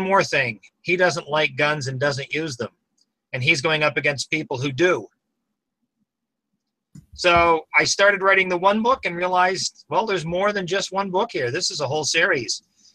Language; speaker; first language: English; native; English